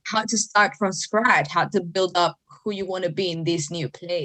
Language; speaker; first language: English; non-native, fluent; Spanish